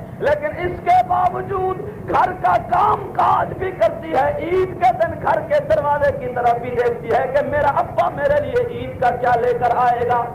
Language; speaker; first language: Urdu; non-native, local second language; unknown